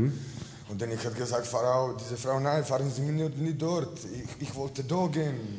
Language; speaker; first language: German; non-native, learner; Croatian